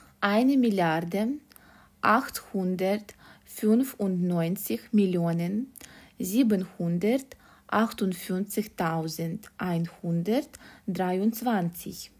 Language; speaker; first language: German; non-native, fluent; Russian